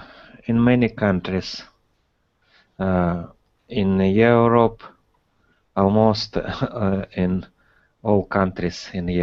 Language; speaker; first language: English; non-native, learner; Russian